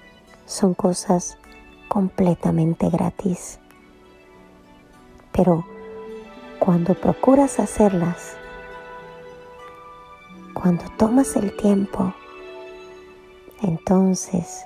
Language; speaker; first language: Spanish; native; Spanish